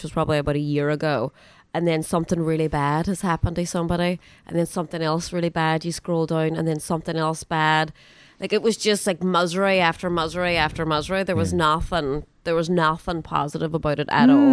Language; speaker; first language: English; native; English